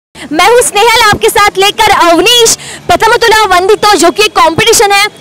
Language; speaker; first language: Hindi; non-native, local second language; Marathi